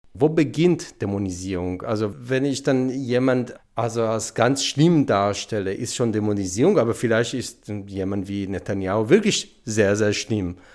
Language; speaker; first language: German; non-native, fluent; Hebrew